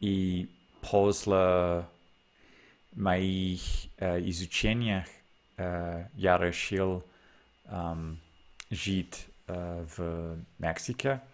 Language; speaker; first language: Russian; non-native, learner; English